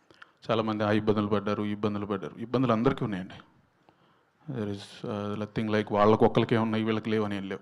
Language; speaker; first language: Telugu; native; Telugu